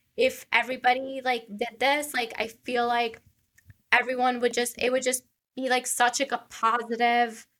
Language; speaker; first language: English; early bilingual, other home language; Italian